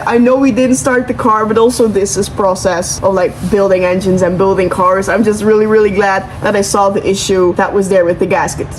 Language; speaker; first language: English; non-native, fluent; Dutch